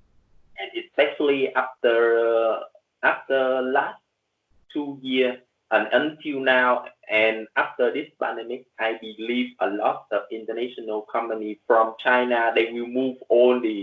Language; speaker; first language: English; non-native, learner; Vietnamese